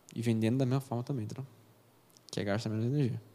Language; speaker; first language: Portuguese; native; Portuguese